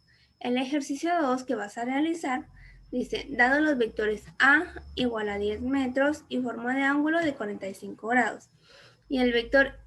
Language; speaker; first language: Spanish; native; Spanish